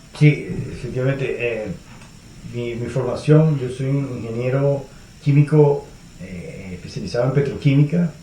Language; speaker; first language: Spanish; native; Spanish